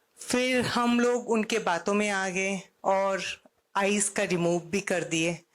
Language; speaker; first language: Hindi; non-native, local second language; Odia